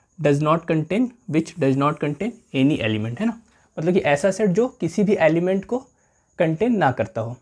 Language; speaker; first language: Hindi; native; Hindi